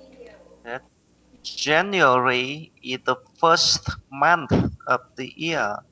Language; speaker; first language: English; non-native, learner; Vietnamese